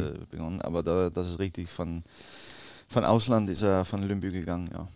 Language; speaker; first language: German; non-native, learner; Danish